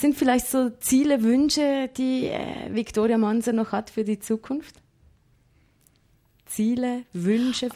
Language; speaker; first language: German; native; German